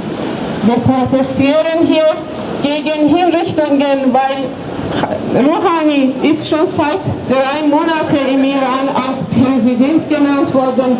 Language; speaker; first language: German; non-native, fluent; Persian